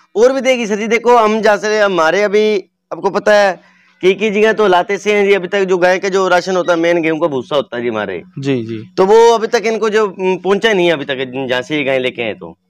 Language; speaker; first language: Hindi; native; Hindi